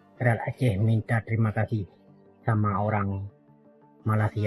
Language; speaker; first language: Indonesian; non-native, local second language; Achinese